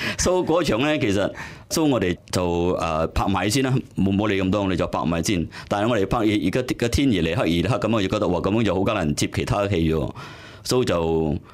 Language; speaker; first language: Cantonese; native; Cantonese